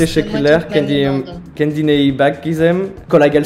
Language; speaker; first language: Turkish; non-native, learner; French